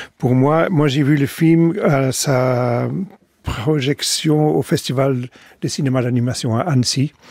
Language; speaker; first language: French; non-native, fluent; Dutch